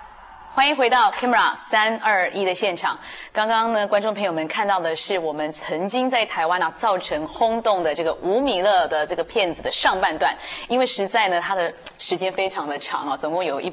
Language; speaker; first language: Chinese; native; Chinese